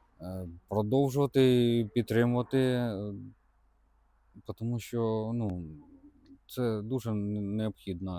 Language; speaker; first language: Ukrainian; non-native, local second language; Russian